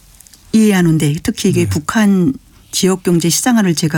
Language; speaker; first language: Korean; native; Korean